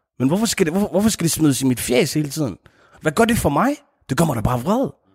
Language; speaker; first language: Danish; early bilingual, other home language; Arabic